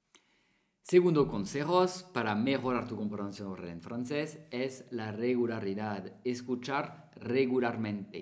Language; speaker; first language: Spanish; non-native, fluent; French